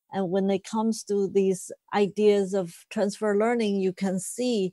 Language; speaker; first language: English; non-native, fluent; Chinese